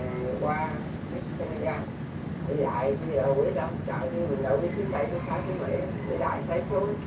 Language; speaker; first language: Vietnamese; native; Vietnamese